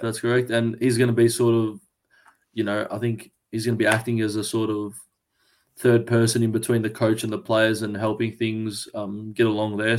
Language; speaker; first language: English; early bilingual, other home language; Greek